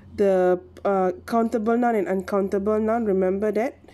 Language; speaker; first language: English; non-native, local second language; Malay